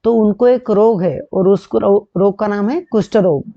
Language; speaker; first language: Hindi; non-native, local second language; Marathi